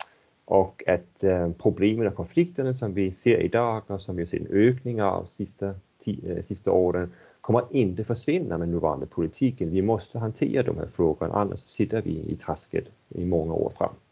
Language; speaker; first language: Swedish; native; Swedish